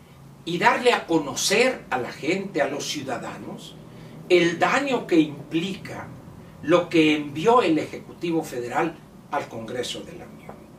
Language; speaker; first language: Spanish; native; Spanish